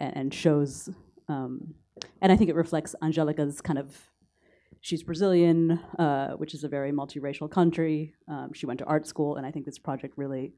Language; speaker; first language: English; native; English